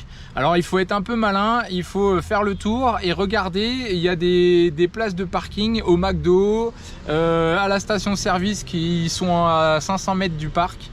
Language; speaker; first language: French; native; French